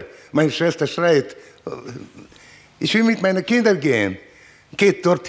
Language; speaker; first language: German; non-native, learner; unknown